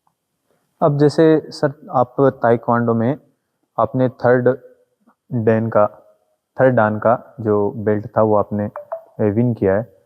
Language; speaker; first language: Hindi; native; Hindi